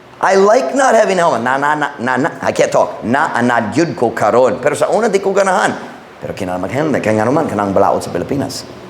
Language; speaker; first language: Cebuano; non-native, fluent; English